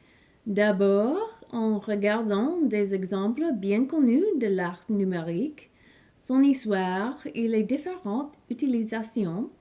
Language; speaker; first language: French; non-native, learner; English